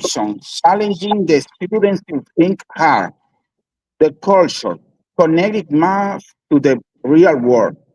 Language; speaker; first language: English; non-native, learner; Spanish